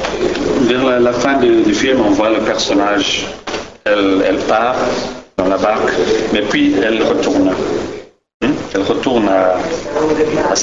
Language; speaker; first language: French; non-native, learner; Spanish